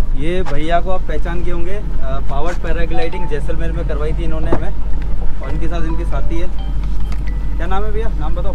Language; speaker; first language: Hindi; native; Hindi